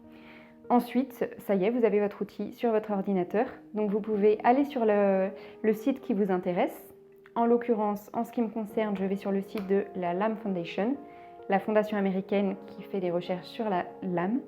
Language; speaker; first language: French; native; French